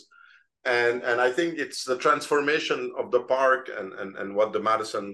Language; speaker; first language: English; non-native, fluent; Arabic